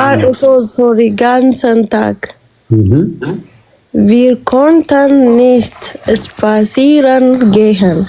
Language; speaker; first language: German; non-native, learner; Amharic